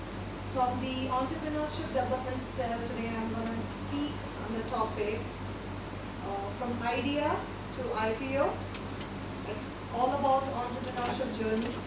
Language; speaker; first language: English; non-native, local second language; Hindi